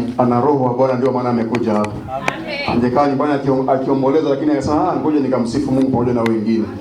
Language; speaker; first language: Swahili; non-native, local second language; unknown